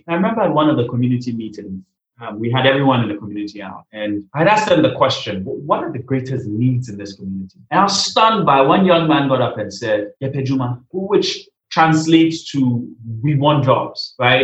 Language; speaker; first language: English; non-native, local second language; Akan